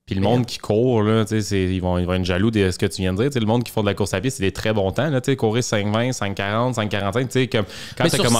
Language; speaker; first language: French; native; French